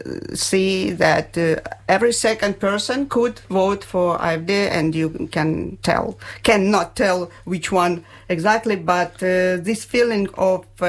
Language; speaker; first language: English; non-native, fluent; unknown